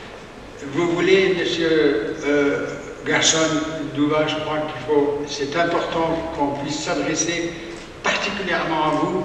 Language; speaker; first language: French; native; French